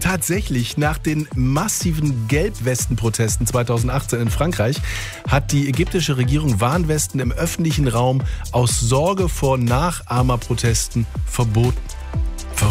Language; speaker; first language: German; native; German